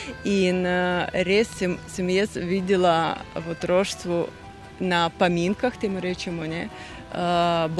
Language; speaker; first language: Slovenian; non-native, fluent; Russian